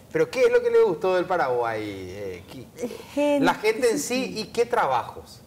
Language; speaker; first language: Spanish; native; Spanish